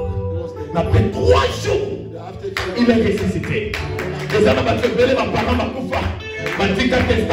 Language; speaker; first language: French; non-native, local second language; Lingala